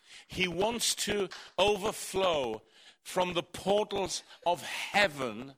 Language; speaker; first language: English; native; English